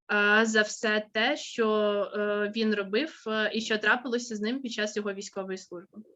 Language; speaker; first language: Ukrainian; native; Ukrainian